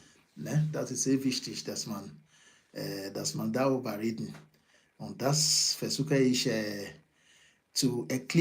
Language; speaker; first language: German; non-native, learner; Yoruba